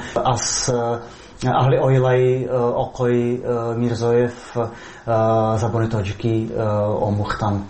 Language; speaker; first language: Persian; non-native, learner; Czech